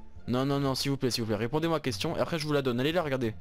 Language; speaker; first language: French; native; French